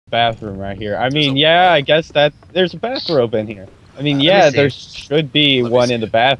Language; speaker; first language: English; native; English